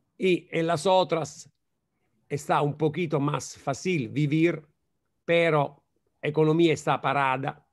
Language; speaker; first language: Spanish; non-native, fluent; Italian